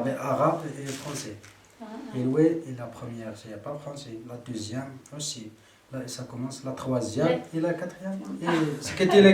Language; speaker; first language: French; non-native, learner; Central Atlas Tamazight